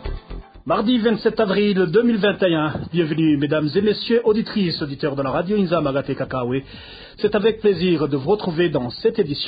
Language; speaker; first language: French; non-native, local second language; Rundi